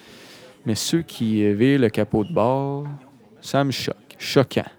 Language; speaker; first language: French; native; French